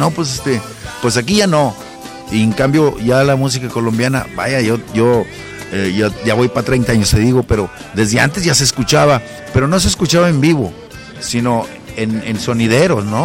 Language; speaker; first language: Spanish; native; Spanish